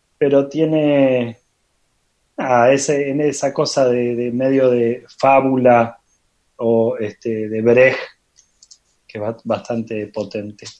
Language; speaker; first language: Spanish; native; Spanish